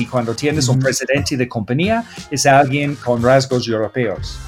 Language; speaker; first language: Spanish; non-native, fluent; English